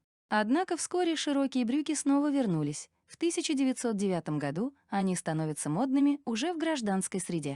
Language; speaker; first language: Russian; native; Russian